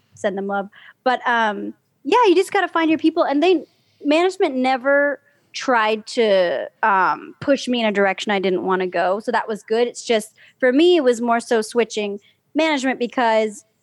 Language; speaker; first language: English; early bilingual, other home language; Spanish